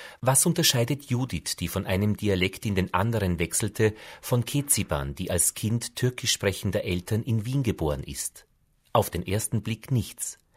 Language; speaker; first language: German; native; German